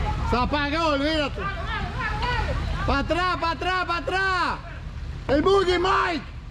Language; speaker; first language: Spanish; non-native, fluent; French